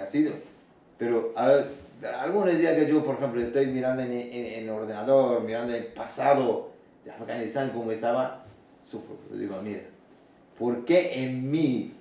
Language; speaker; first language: Spanish; non-native, learner; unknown